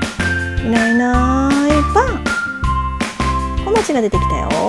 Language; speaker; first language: Japanese; native; Japanese